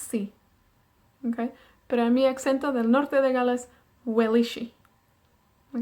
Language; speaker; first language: Spanish; non-native, fluent; Welsh